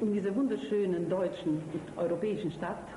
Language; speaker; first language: German; non-native, fluent; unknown